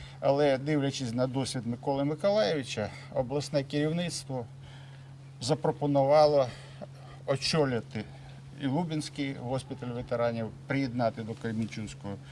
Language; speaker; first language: Ukrainian; native; Ukrainian